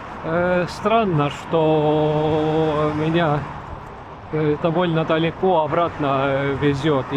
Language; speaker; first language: Russian; non-native, local second language; Estonian